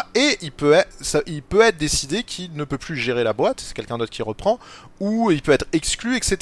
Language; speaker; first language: French; native; French